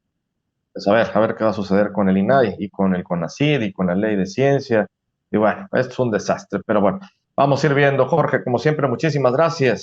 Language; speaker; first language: Spanish; native; Spanish